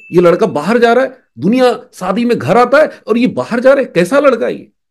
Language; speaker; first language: Hindi; native; Hindi